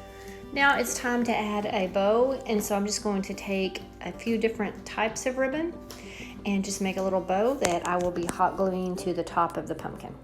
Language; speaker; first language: English; native; English